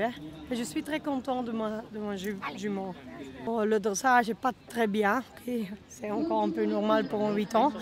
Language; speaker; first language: French; non-native, local second language; Dutch